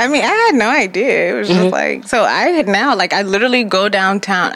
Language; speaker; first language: English; early bilingual, other home language; Jamaican Creole English